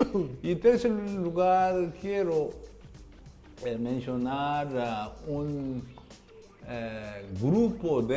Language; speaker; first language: Spanish; non-native, learner; Korean